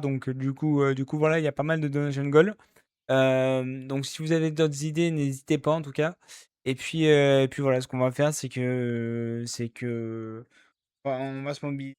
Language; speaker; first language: French; native; French